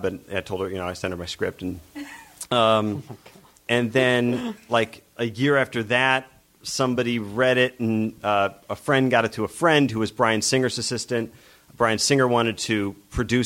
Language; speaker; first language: English; native; English